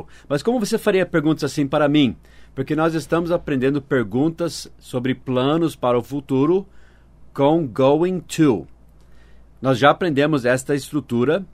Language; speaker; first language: Portuguese; non-native, fluent; English